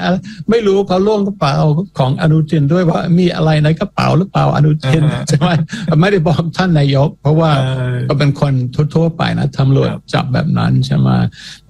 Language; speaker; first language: Thai; non-native, fluent; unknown